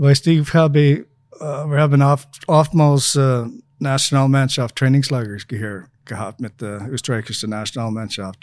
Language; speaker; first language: German; non-native, fluent; English